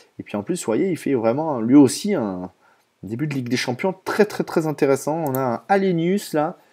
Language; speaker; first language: French; native; French